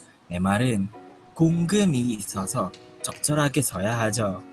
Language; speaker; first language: Korean; non-native, learner; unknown